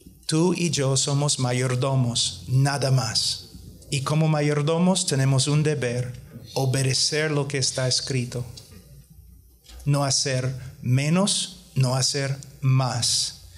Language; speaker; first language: Spanish; non-native, fluent; English